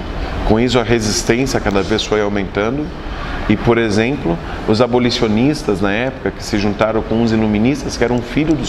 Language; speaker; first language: Portuguese; native; Portuguese